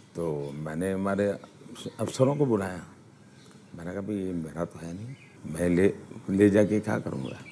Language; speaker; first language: Hindi; non-native, local second language; Gujarati